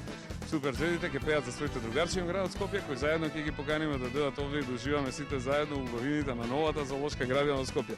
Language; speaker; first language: Macedonian; native; Macedonian